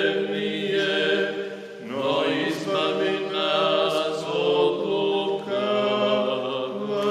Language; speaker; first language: Bosnian; native; Bosnian